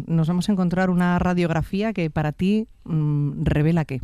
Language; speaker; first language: Spanish; native; Spanish